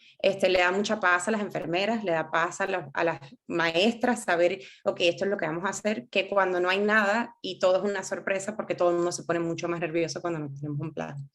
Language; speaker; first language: Spanish; native; Spanish